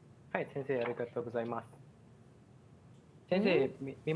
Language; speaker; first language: Japanese; non-native, learner; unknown